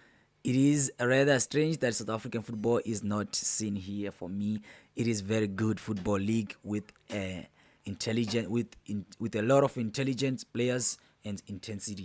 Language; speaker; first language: English; non-native, local second language; Zulu